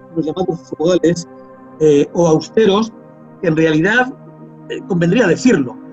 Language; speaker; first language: Spanish; native; Spanish